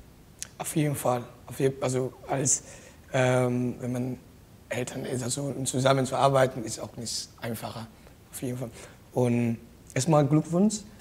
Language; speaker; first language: German; non-native, learner; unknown